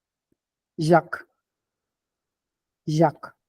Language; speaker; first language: French; non-native, local second language; Ghomala